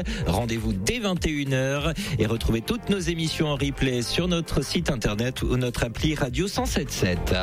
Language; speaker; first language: French; native; French